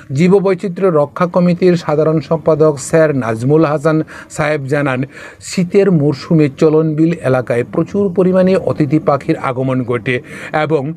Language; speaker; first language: Bangla; non-native, local second language; Kok Borok